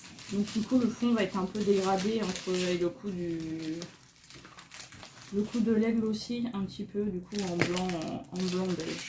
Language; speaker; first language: French; native; French